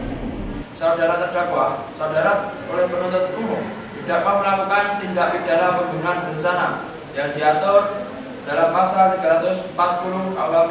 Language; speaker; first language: Indonesian; native; Indonesian